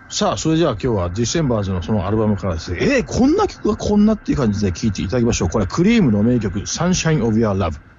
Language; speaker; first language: Japanese; native; Japanese